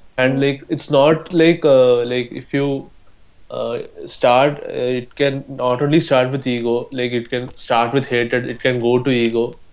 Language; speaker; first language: English; non-native, local second language; Malayalam